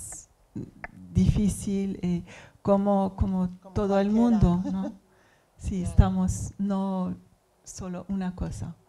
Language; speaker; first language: Spanish; non-native, learner; English